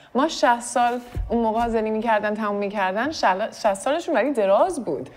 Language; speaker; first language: Persian; early bilingual, heritage; Persian